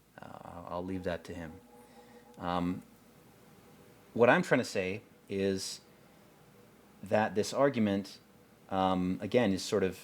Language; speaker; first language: English; native; English